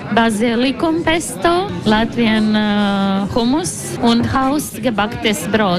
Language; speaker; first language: German; non-native, fluent; Latvian